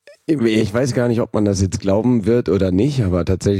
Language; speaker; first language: German; native; German